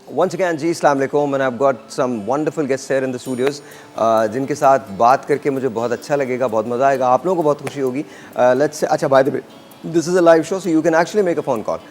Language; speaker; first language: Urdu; native; Urdu